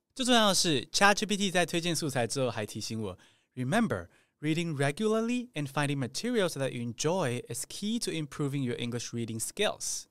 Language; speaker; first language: English; non-native, fluent; Chinese